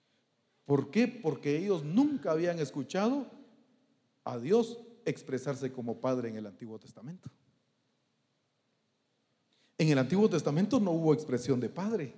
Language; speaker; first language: Spanish; native; Spanish